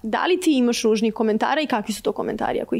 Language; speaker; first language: Serbian; native; Serbian